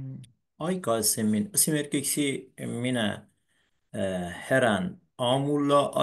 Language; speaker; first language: Finnish; non-native, learner; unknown